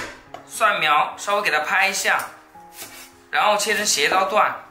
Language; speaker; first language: Chinese; native; Chinese